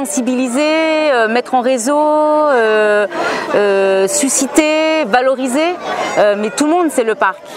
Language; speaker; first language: French; non-native, fluent; English